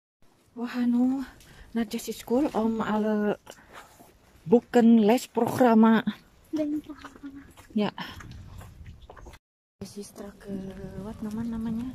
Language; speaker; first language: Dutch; non-native, learner; Indonesian